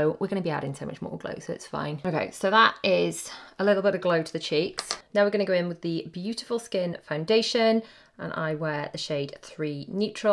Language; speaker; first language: English; native; English